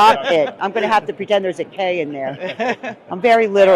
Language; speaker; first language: English; native; English